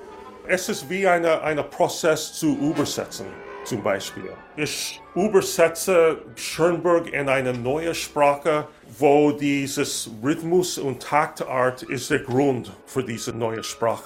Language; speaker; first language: German; non-native, learner; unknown